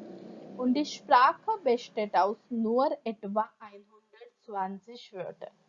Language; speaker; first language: German; non-native, fluent; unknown